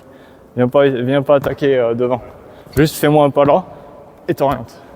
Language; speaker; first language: French; native; French